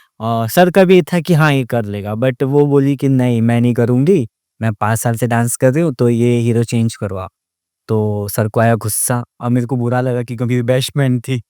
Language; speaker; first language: Hindi; non-native, local second language; Odia